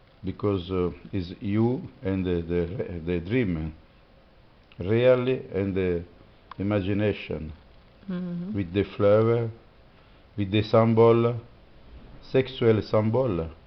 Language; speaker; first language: English; non-native, learner; French